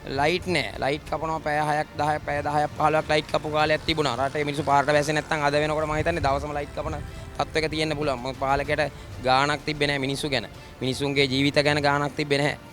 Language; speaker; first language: Sinhala; native; Sinhala